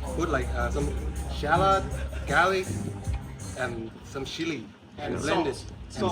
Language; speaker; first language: English; non-native, learner; Lao